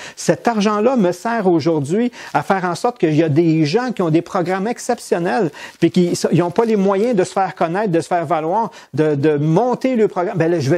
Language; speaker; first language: French; native; French